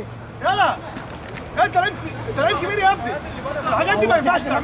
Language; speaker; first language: Arabic; native; Arabic